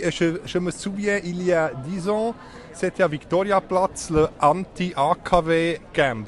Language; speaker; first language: French; non-native, local second language; German